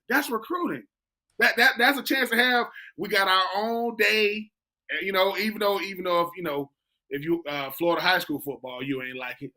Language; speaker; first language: English; native; English